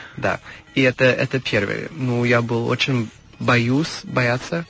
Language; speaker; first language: Russian; non-native, learner; English